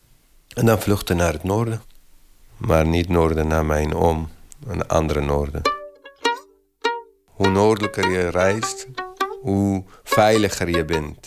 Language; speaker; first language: Dutch; non-native, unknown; Kurdish